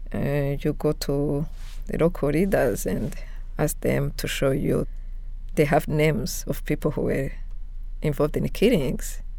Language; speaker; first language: English; non-native, local second language; Kinyarwanda